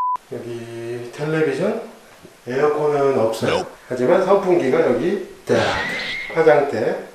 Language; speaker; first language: Korean; native; Korean